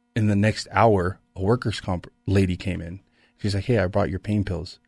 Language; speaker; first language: English; native; English